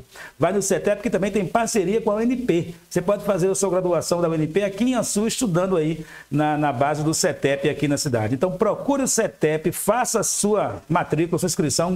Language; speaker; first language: Portuguese; native; Portuguese